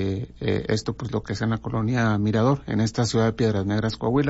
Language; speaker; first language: Spanish; native; Spanish